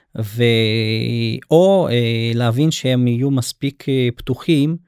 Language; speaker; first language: Hebrew; non-native, fluent; Russian